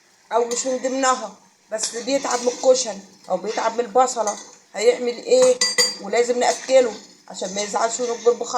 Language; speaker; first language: Arabic; native; Arabic